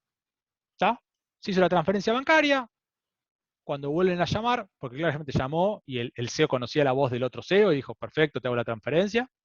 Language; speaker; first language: Spanish; native; Spanish